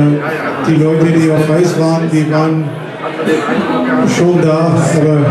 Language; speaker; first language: German; non-native, fluent; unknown